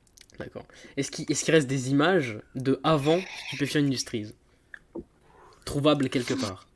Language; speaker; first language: French; native; French